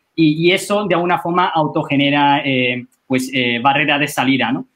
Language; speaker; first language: Spanish; non-native, fluent; Chinese